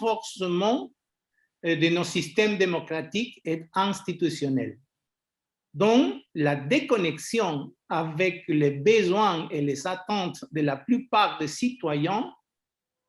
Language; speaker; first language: French; non-native, fluent; Spanish